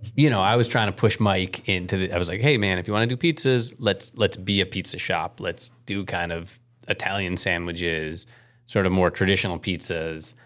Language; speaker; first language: English; native; English